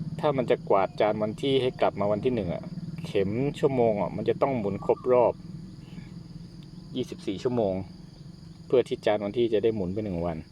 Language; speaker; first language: Thai; native; Thai